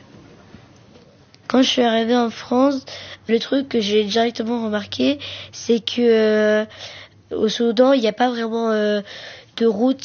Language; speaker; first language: French; early bilingual, other home language; Arabic